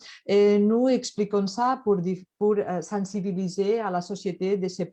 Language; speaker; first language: French; non-native, learner; Catalan